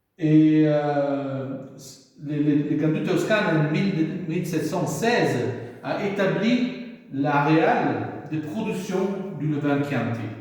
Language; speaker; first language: French; non-native, fluent; Italian